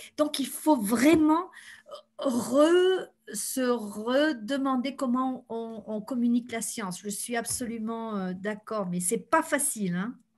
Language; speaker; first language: French; non-native, fluent; Spanish